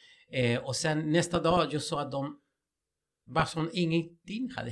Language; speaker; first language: Swedish; non-native, fluent; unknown